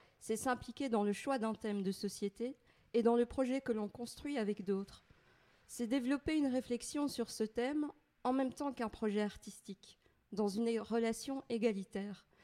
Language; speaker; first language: French; native; French